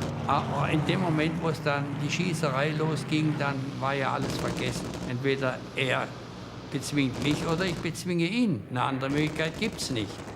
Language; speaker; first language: German; native; German